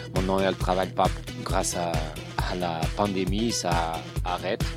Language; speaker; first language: French; non-native, learner; Portuguese